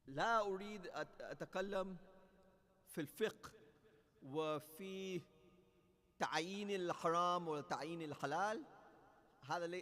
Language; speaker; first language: Arabic; non-native, fluent; English